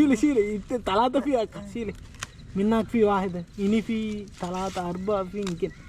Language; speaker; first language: Arabic; non-native, learner; Telugu